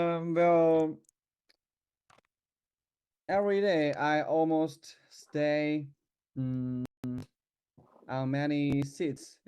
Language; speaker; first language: English; non-native, learner; Chinese